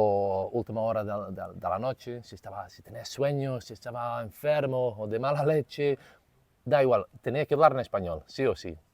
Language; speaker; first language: Spanish; non-native, fluent; English